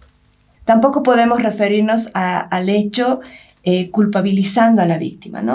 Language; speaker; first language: Spanish; native; Spanish